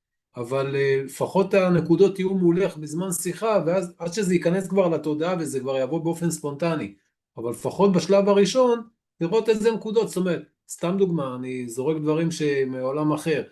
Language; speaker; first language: Hebrew; native; Hebrew